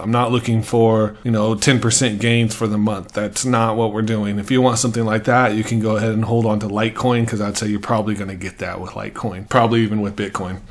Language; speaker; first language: English; native; English